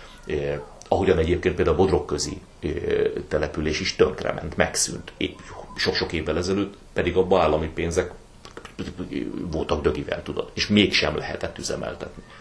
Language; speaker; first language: Hungarian; native; Hungarian